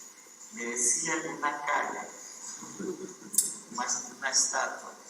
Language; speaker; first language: Portuguese; non-native, fluent; Spanish